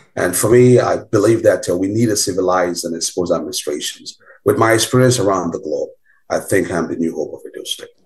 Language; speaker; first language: English; non-native, local second language; Bini